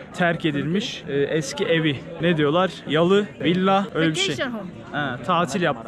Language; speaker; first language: Turkish; native; Turkish